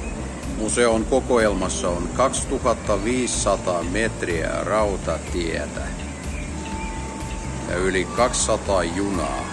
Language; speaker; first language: Finnish; non-native, fluent; Russian